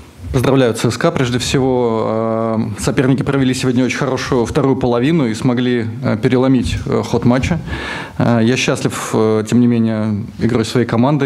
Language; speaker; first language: Russian; native; Russian